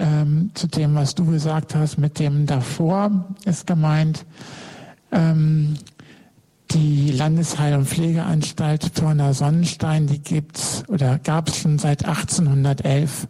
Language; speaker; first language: German; native; German